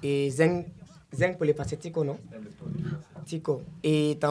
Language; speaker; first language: Spanish; non-native, fluent; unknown